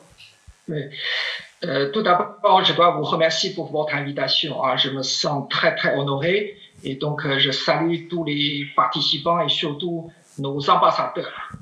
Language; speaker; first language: French; non-native, fluent; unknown